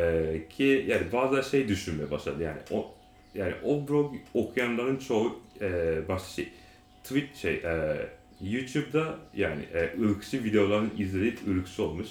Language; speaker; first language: Turkish; non-native, learner; Japanese